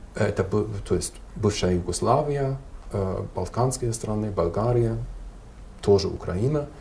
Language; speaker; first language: Russian; non-native, fluent; German